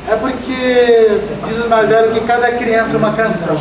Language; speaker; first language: Portuguese; non-native, local second language; Guarani